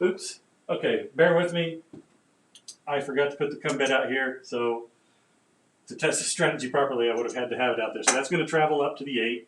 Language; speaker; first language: English; native; English